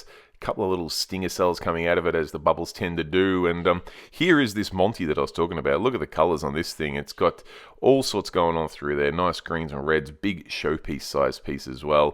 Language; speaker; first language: English; native; English